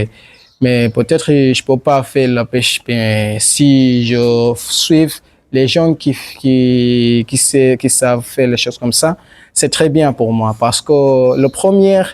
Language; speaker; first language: French; non-native, learner; Swahili